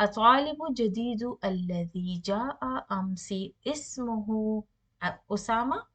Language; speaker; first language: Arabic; non-native, fluent; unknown